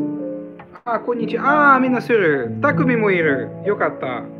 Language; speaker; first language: Japanese; non-native, fluent; Hungarian